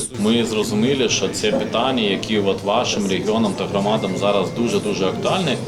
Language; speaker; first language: Ukrainian; non-native, learner; Lithuanian